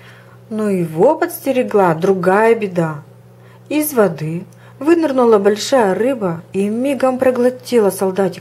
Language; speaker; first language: Russian; native; Russian